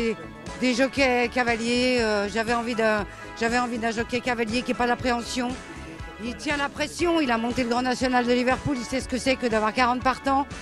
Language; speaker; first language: French; native; French